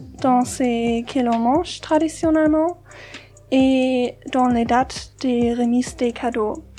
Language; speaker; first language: French; non-native, learner; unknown